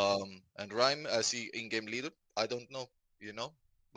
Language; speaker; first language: English; non-native, fluent; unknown